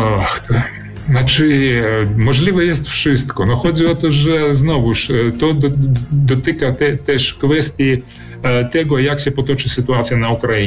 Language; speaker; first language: Polish; early bilingual, heritage; Polish